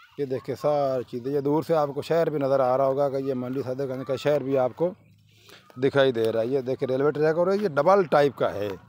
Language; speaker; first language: Urdu; non-native, local second language; Punjabi